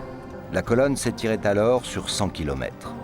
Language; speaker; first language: French; native; French